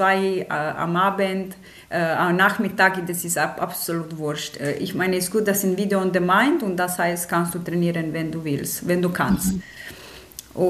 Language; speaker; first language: German; non-native, fluent; Romanian